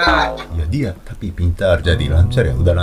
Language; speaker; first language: Indonesian; non-native, fluent; Japanese